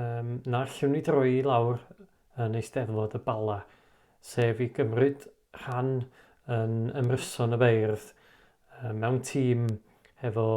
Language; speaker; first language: Welsh; native; Welsh